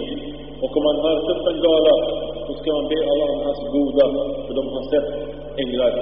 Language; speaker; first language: Swedish; early bilingual, other home language; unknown